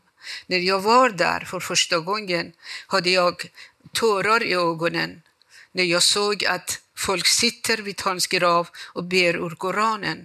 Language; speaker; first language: Swedish; non-native, fluent; Persian